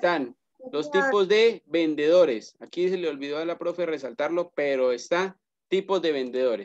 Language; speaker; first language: Spanish; native; Spanish